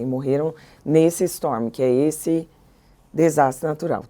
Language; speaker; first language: Portuguese; native; Portuguese